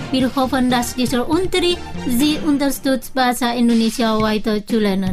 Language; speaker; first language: German; non-native, fluent; Indonesian